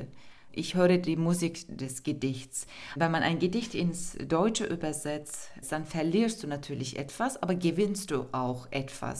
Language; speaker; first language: German; non-native, fluent; Turkish